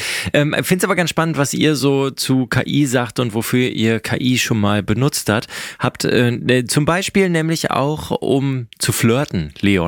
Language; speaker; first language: German; native; German